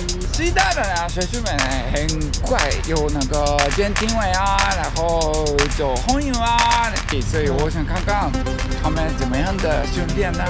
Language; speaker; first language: Chinese; non-native, learner; Japanese